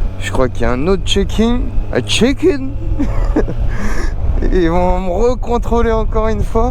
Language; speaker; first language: French; native; French